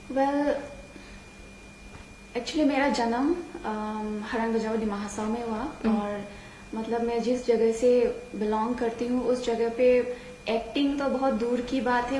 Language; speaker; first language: Hindi; non-native, local second language; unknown